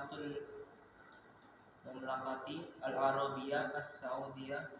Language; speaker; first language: Arabic; non-native, learner; Indonesian